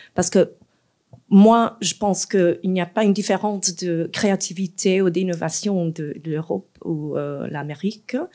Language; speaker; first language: French; non-native, fluent; English